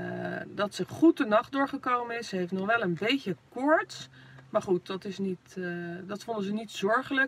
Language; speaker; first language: Dutch; native; Dutch